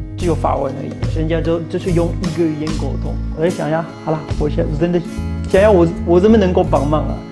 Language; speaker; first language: Chinese; non-native, fluent; French